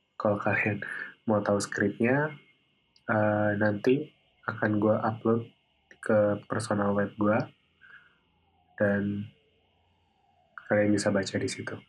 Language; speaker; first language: Indonesian; native; Indonesian